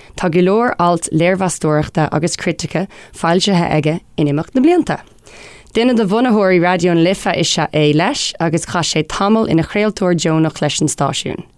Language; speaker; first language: Irish; non-native, local second language; English